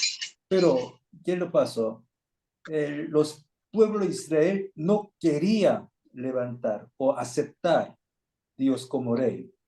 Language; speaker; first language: Spanish; non-native, fluent; Korean